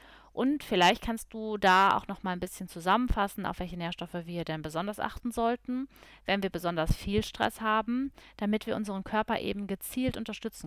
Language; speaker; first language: German; native; German